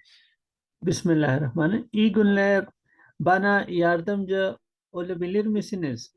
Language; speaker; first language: Turkish; non-native, learner; Urdu